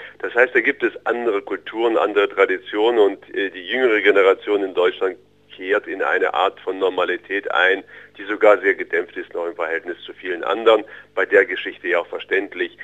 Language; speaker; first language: German; early bilingual, other home language; Russian